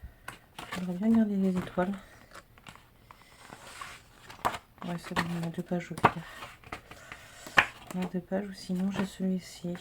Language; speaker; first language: French; native; French